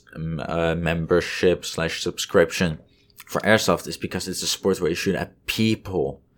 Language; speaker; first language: English; non-native, fluent; Dutch